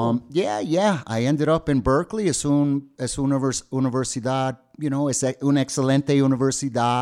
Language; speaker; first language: English; native; English